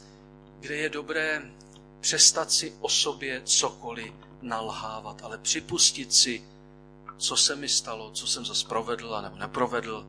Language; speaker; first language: Czech; native; Czech